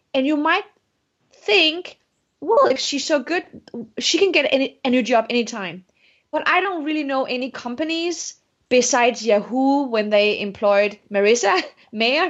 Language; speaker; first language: English; non-native, fluent; Danish